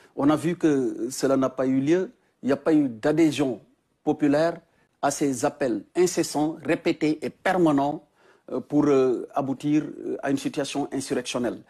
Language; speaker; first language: French; non-native, local second language; Wolof